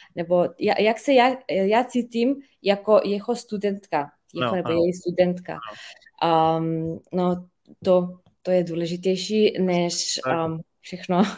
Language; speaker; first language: Czech; non-native, fluent; Slovenian